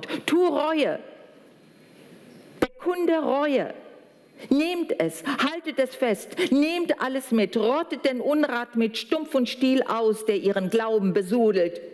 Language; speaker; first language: German; native; German